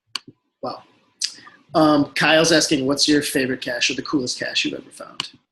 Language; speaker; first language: English; native; English